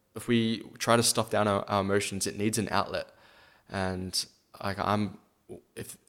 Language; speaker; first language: English; native; English